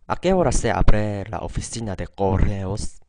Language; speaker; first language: Spanish; non-native, fluent; Korean